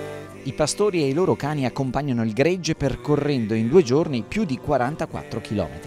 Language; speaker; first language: Italian; native; Italian